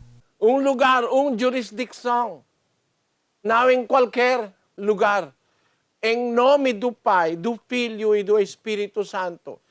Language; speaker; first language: Portuguese; non-native, learner; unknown